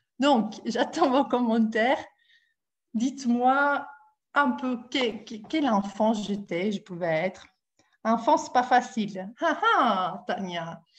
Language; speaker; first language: French; non-native, fluent; Italian